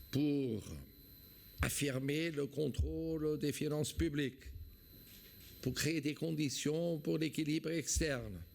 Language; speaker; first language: French; non-native, fluent; Portuguese